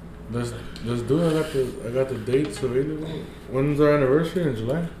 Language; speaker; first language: English; early bilingual, other home language; Spanish